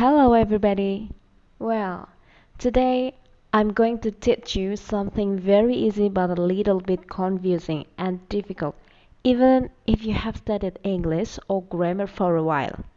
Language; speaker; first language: English; non-native, fluent; Indonesian